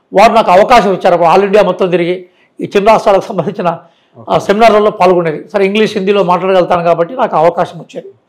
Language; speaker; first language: Telugu; non-native, local second language; Urdu